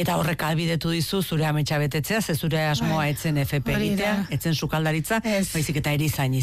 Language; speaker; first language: Basque; native; Basque